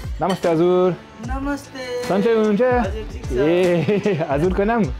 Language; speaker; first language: Nepali; non-native, fluent; French